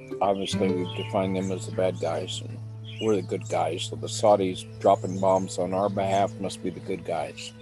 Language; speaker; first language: English; native; English